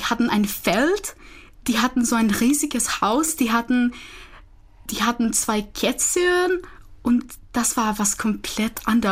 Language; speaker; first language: German; non-native, fluent; Czech